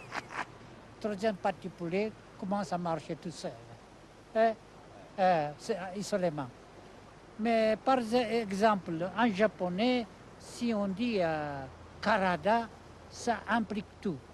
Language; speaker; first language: French; non-native, fluent; Japanese